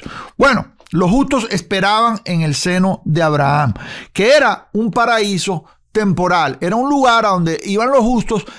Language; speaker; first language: Spanish; native; Spanish